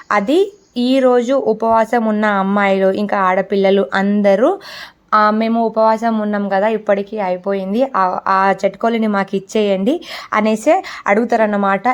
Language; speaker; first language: Telugu; non-native, local second language; Lambadi